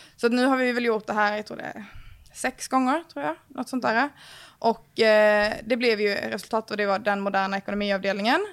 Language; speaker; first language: Swedish; native; Swedish